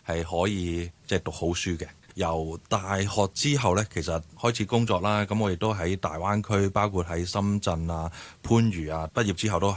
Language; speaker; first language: Cantonese; native; Cantonese